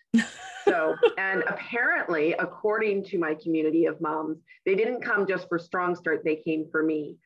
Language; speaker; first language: English; native; English